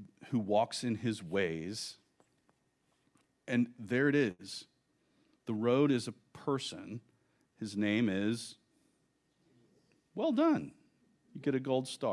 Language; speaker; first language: English; native; English